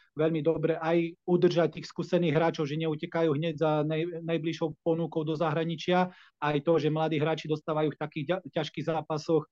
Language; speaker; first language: Slovak; native; Slovak